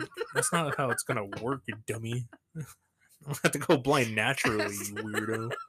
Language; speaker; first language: English; native; English